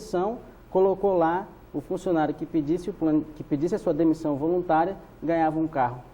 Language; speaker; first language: Portuguese; native; Portuguese